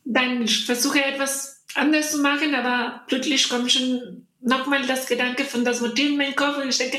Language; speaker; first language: German; non-native, learner; Spanish